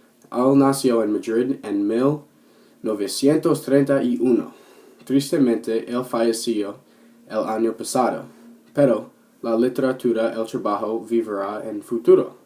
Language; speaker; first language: Spanish; non-native, learner; English